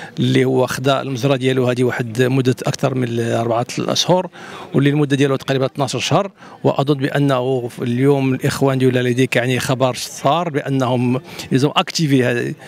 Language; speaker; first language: Arabic; native; Arabic